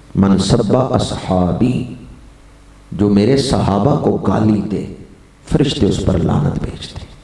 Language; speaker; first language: Urdu; non-native, local second language; Punjabi